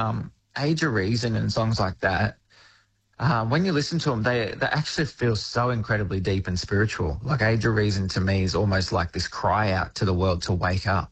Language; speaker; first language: English; native; English